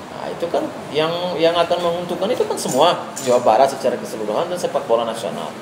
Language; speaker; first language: Indonesian; non-native, fluent; Portuguese